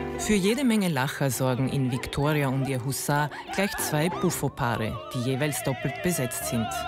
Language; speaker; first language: German; native; German